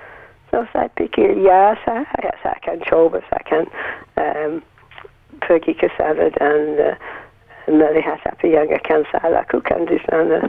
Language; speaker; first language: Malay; non-native, learner; English